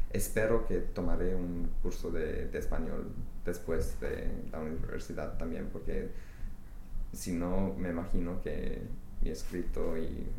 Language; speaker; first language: Spanish; non-native, fluent; English